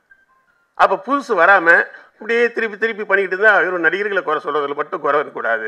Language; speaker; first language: Tamil; native; Tamil